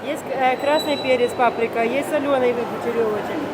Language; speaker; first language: Russian; native; Russian